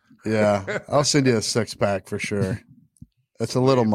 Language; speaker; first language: English; native; English